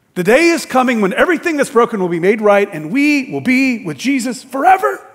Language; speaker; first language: English; native; English